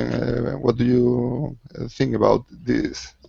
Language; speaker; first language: English; non-native, learner; Spanish